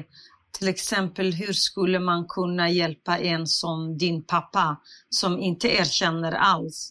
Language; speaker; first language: Swedish; non-native, fluent; Central Kurdish